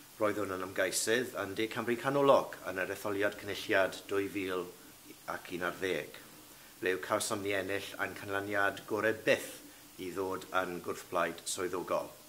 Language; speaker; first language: Welsh; non-native, local second language; English